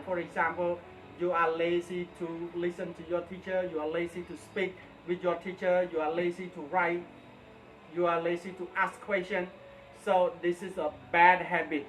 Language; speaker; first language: English; non-native, fluent; Khmer